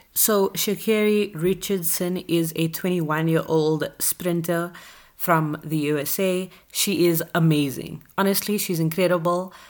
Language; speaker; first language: English; native; English